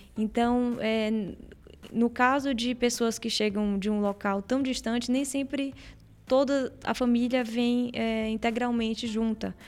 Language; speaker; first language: Portuguese; native; Portuguese